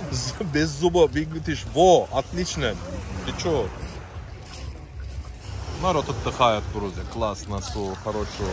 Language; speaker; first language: Russian; non-native, learner; Turkish